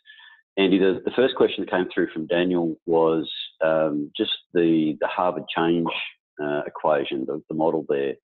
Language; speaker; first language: English; native; English